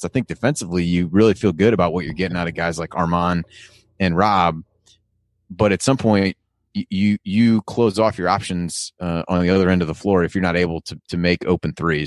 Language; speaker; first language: English; native; English